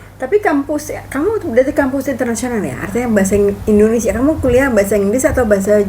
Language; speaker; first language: Indonesian; native; Indonesian